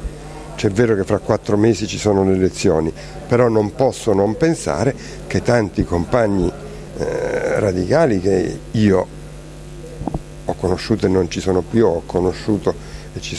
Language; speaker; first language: Italian; native; Italian